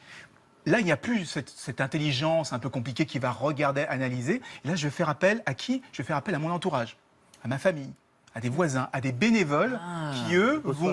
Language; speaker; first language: French; native; French